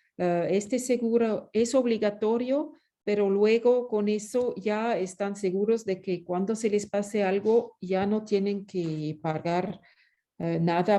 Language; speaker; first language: Spanish; non-native, fluent; French